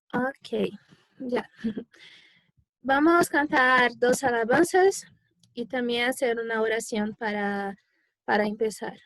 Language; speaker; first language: Spanish; non-native, fluent; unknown